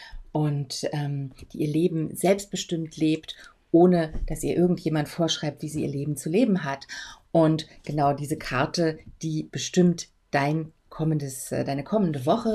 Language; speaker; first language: German; native; German